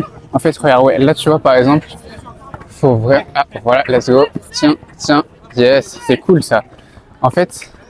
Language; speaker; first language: French; native; French